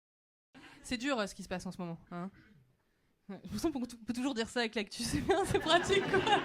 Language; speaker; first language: French; native; French